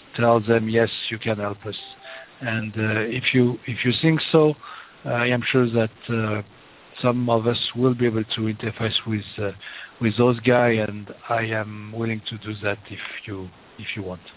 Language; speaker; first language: English; non-native, fluent; French